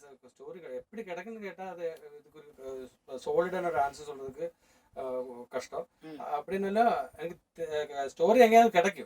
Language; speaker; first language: Tamil; non-native, learner; Malayalam